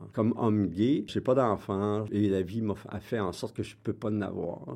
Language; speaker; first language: French; native; French